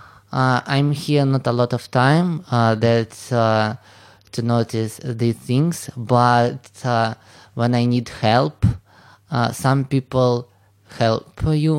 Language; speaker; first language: English; non-native, learner; Russian